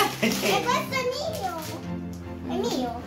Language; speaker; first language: Italian; early bilingual, other home language; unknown